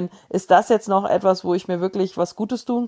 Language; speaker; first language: German; native; German